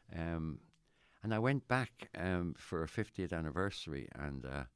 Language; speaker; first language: English; native; English